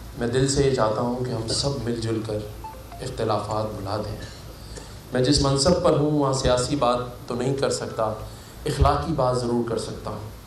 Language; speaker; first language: Urdu; native; Urdu